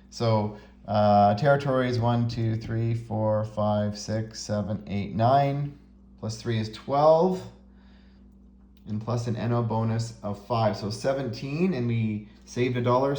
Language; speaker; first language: English; native; English